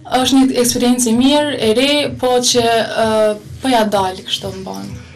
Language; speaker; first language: Albanian; native; Albanian